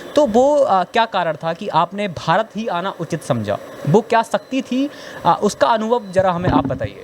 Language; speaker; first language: Hindi; native; Hindi